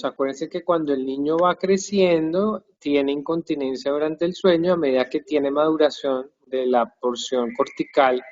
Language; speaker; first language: Spanish; native; Spanish